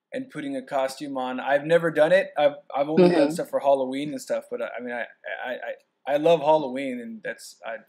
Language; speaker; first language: English; native; English